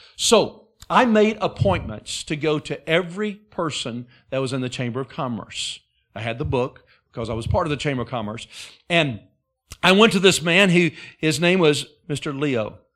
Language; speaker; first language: English; native; English